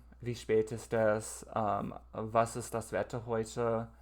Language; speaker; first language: German; non-native, learner; English